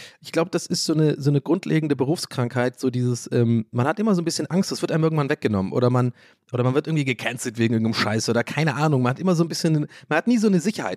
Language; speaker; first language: German; native; German